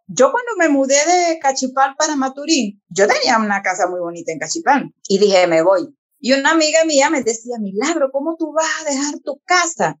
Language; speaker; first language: Spanish; native; Spanish